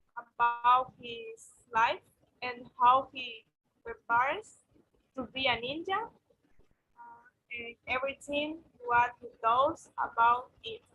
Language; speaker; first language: English; non-native, learner; Spanish